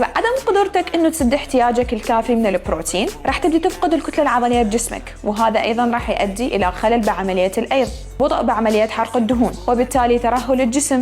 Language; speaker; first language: Arabic; native; Arabic